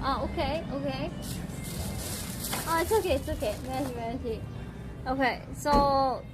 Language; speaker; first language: English; non-native, fluent; Korean